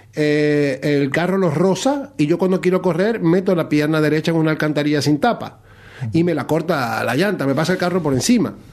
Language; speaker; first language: Spanish; native; Spanish